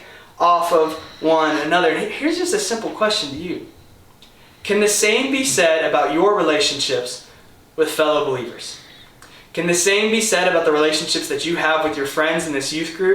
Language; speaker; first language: English; native; English